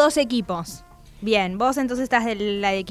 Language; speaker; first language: Spanish; native; Spanish